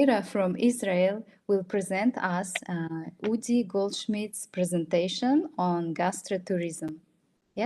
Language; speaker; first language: English; non-native, fluent; Russian